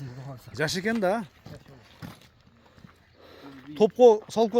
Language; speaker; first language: Kyrgyz; native; Kyrgyz